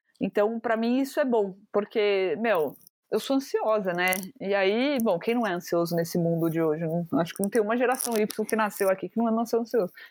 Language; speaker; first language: Portuguese; native; Portuguese